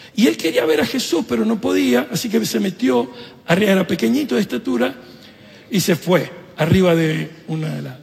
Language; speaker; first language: Spanish; native; Spanish